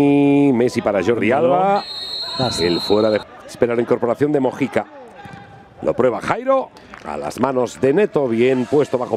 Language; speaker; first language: Spanish; native; Spanish